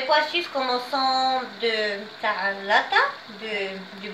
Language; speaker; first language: French; non-native, fluent; Arabic